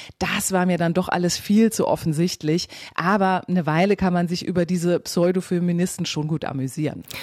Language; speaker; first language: German; native; German